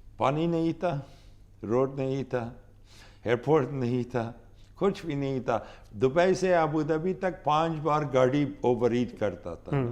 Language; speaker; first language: Urdu; non-native, fluent; Pashto